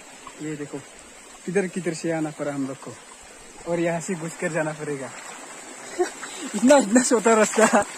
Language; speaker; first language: Hindi; non-native, local second language; Bodo